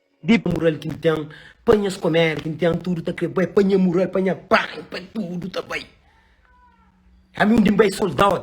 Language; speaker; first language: Portuguese; non-native, local second language; Kabuverdianu